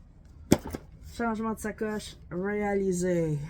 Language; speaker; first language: French; native; French